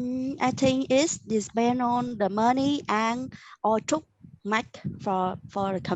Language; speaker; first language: English; non-native, learner; Vietnamese